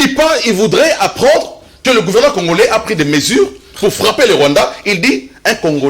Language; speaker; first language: French; non-native, local second language; Lingala